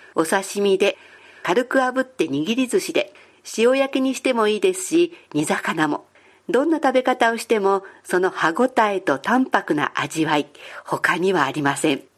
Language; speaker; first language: Japanese; native; Japanese